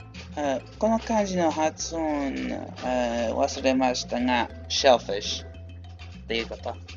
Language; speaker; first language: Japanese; non-native, learner; English